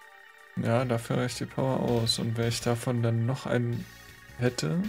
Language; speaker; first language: German; native; German